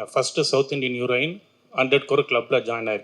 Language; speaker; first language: Tamil; native; Tamil